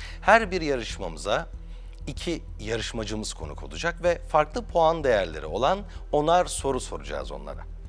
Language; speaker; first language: Turkish; native; Turkish